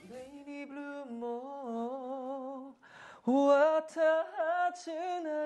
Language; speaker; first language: Japanese; non-native, learner; Korean